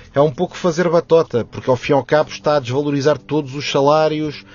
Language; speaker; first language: Portuguese; native; Portuguese